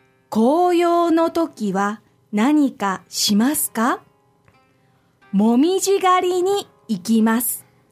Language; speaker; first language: Japanese; native; Japanese